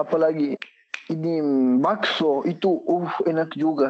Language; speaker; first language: Indonesian; non-native, learner; Spanish